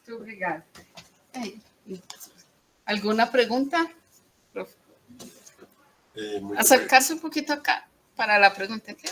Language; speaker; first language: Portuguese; non-native, learner; Spanish